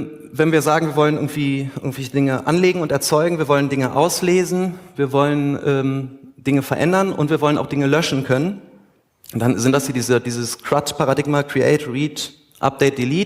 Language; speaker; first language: German; native; German